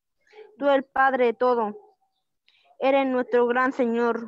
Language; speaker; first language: Spanish; native; Spanish